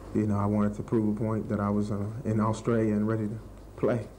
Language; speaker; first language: English; native; English